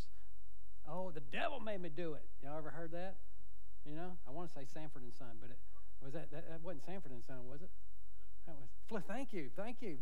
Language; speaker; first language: English; native; English